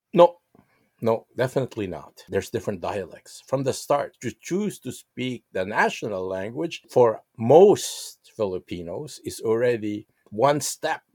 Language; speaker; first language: English; non-native, local second language; Filipino